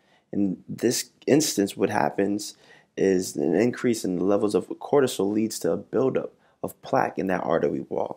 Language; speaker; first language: English; native; English